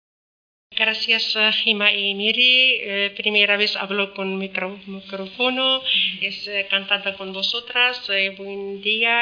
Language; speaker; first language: Spanish; non-native, learner; Arabic